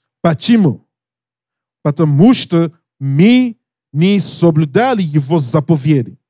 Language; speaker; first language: Russian; non-native, learner; English